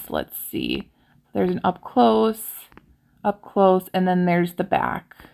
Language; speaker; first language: English; native; English